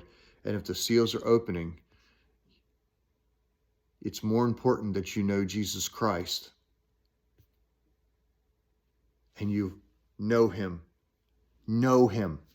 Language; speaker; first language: English; native; English